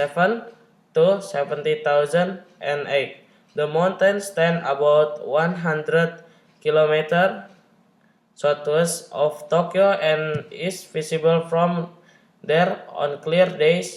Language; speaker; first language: English; non-native, learner; Indonesian